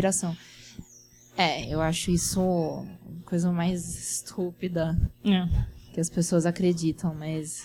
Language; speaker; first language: Portuguese; non-native, fluent; Spanish